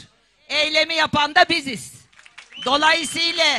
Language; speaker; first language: Turkish; native; Turkish